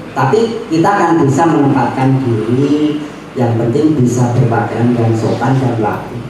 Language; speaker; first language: Indonesian; non-native, local second language; Javanese